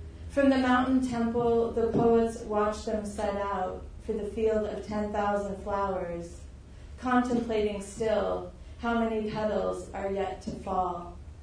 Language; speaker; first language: English; native; English